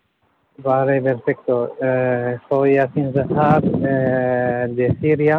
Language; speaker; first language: Spanish; non-native, learner; Arabic